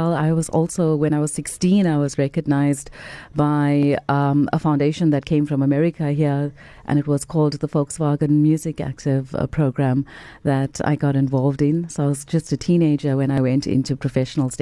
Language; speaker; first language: English; native; English